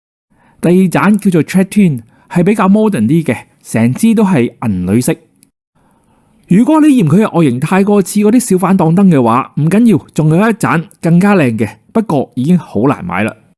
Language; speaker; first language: Cantonese; native; Cantonese